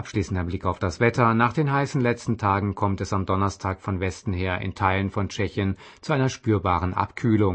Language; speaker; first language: German; native; German